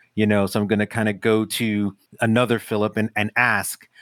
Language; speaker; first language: English; native; English